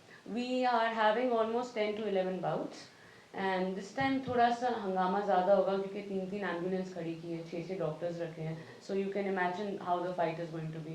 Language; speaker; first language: Hindi; native; Hindi